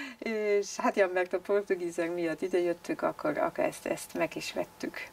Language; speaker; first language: Hungarian; non-native, learner; German